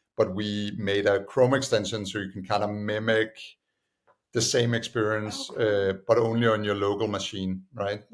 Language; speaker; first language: English; non-native, fluent; Danish